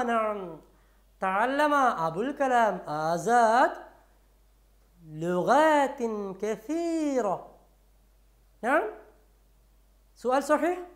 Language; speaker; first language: Arabic; non-native, fluent; Malayalam